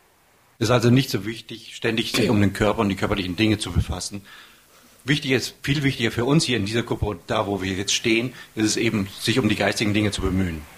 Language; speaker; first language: German; native; German